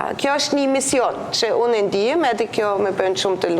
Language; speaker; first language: Albanian; non-native, fluent; German